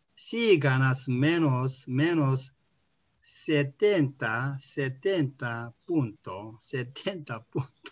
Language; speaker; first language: Spanish; non-native, learner; Korean